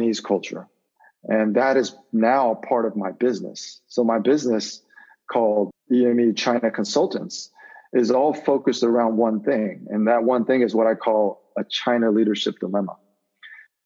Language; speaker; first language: English; native; English